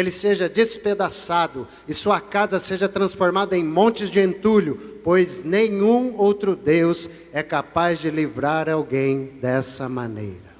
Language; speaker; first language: Portuguese; native; Portuguese